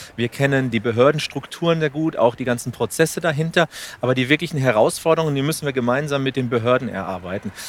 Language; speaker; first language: German; non-native, fluent; Spanish